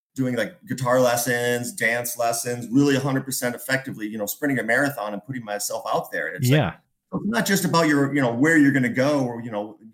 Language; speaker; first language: English; native; English